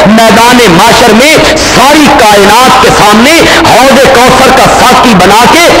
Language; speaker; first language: Urdu; non-native, local second language; Punjabi